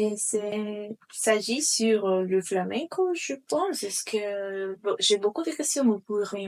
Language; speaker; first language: French; non-native, fluent; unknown